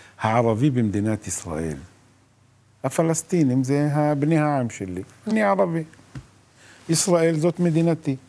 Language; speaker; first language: Hebrew; non-native, local second language; Arabic